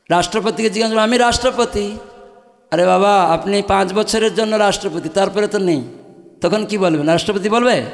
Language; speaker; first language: Bangla; non-native, fluent; Odia